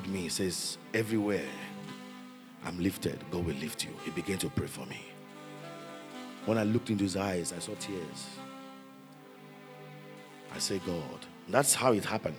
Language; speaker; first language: English; non-native, local second language; Yoruba